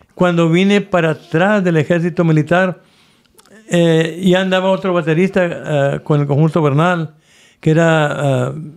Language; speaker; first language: Spanish; native; Spanish